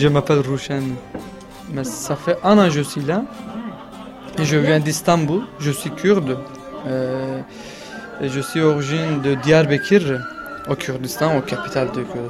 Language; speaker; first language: French; non-native, learner; Kurdish